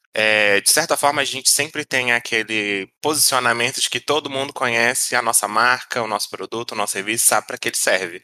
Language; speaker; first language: Portuguese; native; Portuguese